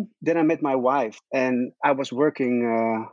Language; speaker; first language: English; non-native, fluent; Dutch